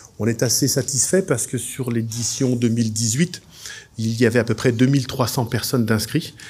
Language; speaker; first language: French; native; French